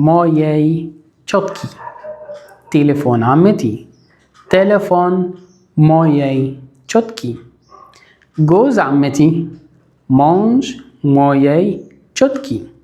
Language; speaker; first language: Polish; non-native, fluent; Arabic